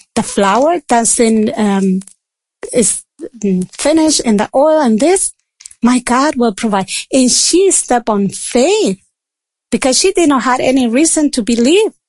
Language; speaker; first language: English; non-native, fluent; Spanish